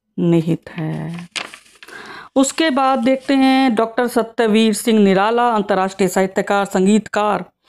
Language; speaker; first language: Hindi; native; Hindi